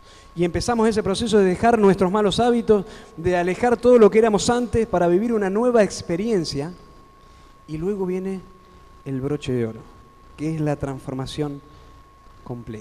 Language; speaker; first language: Spanish; native; Spanish